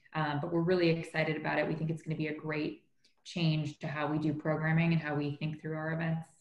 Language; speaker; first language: English; native; English